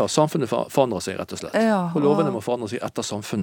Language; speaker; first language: Norwegian; native; Norwegian